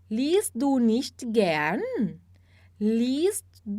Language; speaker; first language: German; non-native, fluent; Portuguese